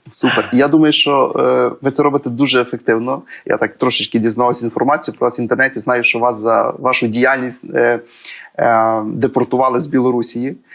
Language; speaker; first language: Ukrainian; native; Ukrainian